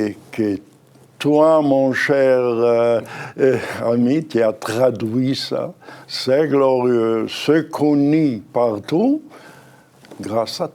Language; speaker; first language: French; non-native, fluent; Hebrew